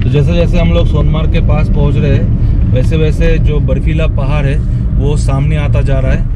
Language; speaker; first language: Hindi; non-native, local second language; Bangla